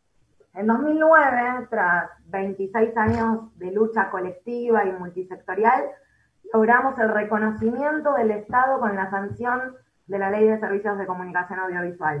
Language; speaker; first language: Spanish; native; Spanish